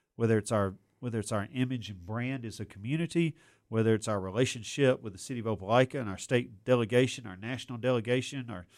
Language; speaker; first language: English; native; English